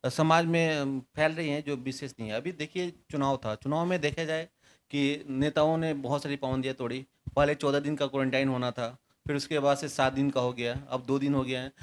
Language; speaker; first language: Hindi; native; Hindi